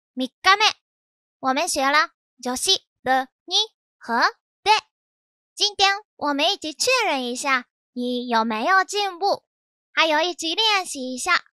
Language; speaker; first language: Chinese; non-native, fluent; Japanese